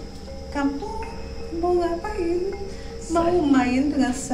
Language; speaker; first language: Indonesian; native; Indonesian